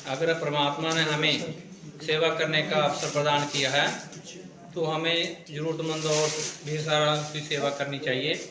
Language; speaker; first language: Hindi; non-native, local second language; Punjabi